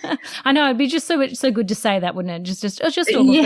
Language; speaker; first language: English; native; English